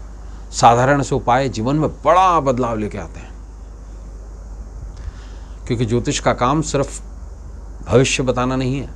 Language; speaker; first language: Hindi; native; Hindi